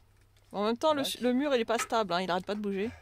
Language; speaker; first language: French; native; French